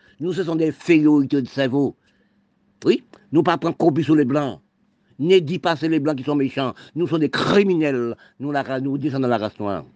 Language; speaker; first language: French; non-native, local second language; Haitian Creole